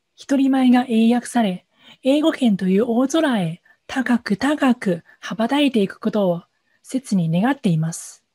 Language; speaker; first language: Japanese; non-native, fluent; Chinese